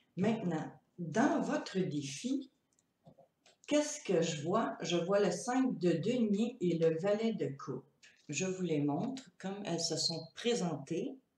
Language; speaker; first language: French; native; French